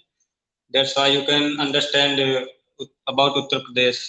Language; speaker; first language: English; non-native, learner; Hindi